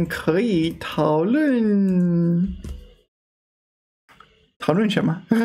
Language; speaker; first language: Chinese; non-native, learner; English